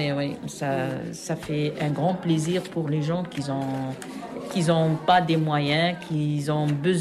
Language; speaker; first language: French; non-native, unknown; Arabic